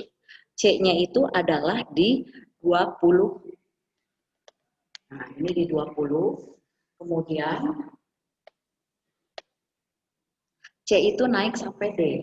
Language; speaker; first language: Indonesian; native; Indonesian